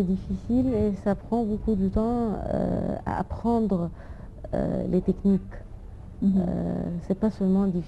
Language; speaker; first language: French; non-native, fluent; Arabic